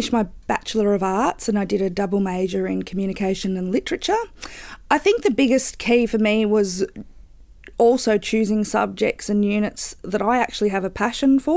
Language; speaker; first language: English; native; English